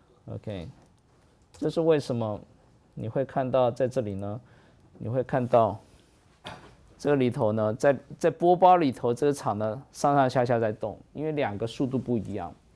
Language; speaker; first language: Chinese; native; Chinese